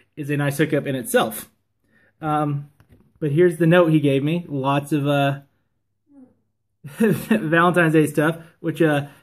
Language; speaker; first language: English; native; English